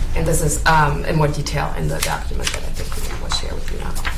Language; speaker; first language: English; non-native, fluent; German